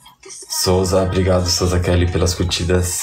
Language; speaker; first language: Portuguese; native; Portuguese